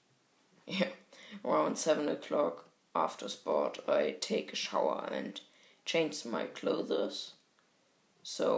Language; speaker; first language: English; non-native, fluent; German